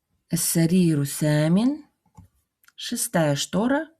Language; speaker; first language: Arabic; non-native, fluent; Russian